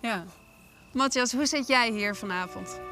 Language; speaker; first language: Dutch; native; Dutch